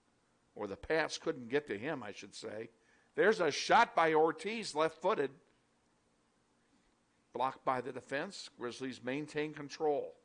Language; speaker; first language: English; native; English